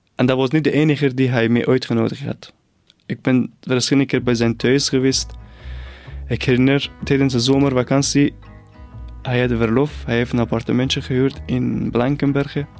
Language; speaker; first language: Dutch; non-native, fluent; Persian